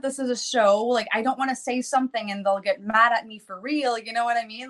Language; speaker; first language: English; non-native, fluent; French